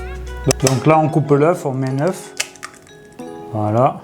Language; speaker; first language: French; native; French